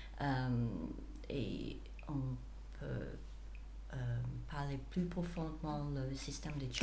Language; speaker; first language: French; non-native, fluent; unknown